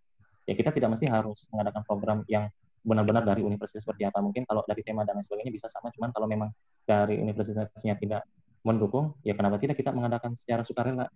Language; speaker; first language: Indonesian; native; Indonesian